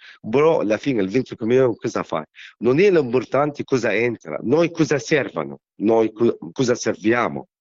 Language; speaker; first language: Italian; non-native, learner; Arabic